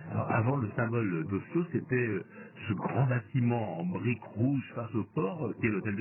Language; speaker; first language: French; native; French